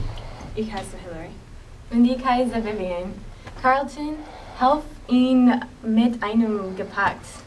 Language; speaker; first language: German; non-native, learner; English